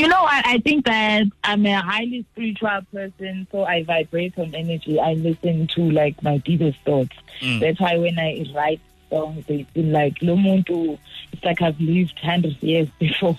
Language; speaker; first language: English; non-native, local second language; Zulu